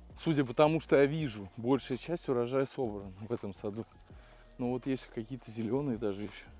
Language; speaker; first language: Russian; native; Russian